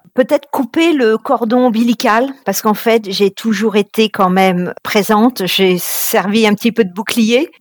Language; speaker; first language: French; native; French